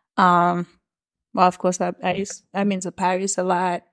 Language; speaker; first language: English; non-native, fluent; French